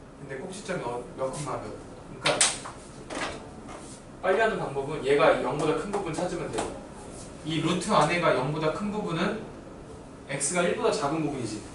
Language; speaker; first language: Korean; native; Korean